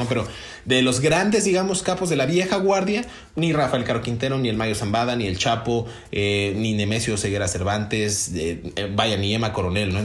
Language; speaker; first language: Spanish; native; Spanish